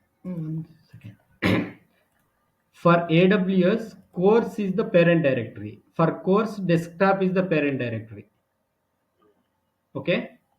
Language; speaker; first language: English; non-native, local second language; Telugu